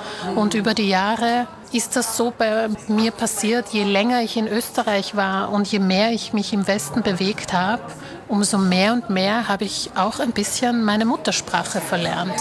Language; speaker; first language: German; early bilingual, other home language; Slovak